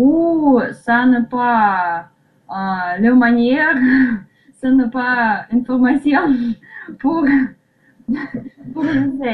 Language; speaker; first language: French; non-native, learner; Russian